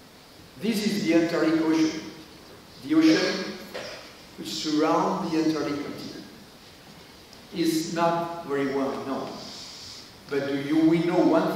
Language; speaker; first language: English; non-native, learner; French